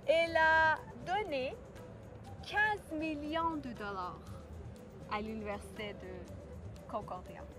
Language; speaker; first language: French; non-native, fluent; Persian